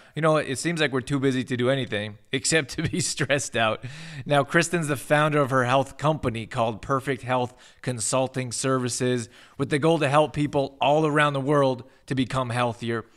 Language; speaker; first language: English; native; English